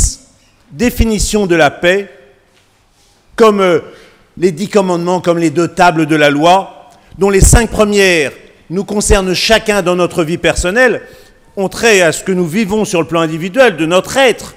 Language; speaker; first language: French; native; French